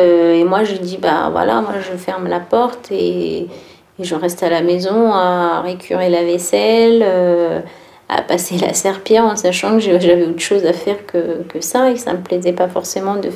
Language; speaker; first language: French; early bilingual, other home language; Arabic